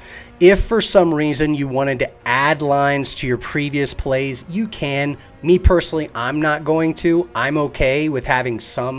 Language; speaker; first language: English; native; English